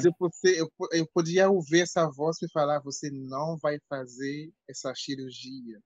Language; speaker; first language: Portuguese; non-native, fluent; French